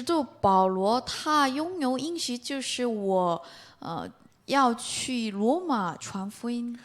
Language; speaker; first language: Chinese; non-native, fluent; Korean